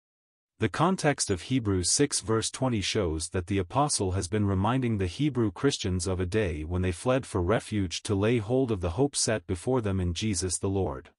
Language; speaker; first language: English; native; English